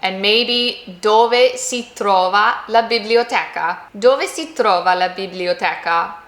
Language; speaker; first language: Italian; non-native, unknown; English